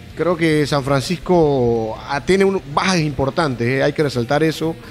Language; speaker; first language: Spanish; native; Spanish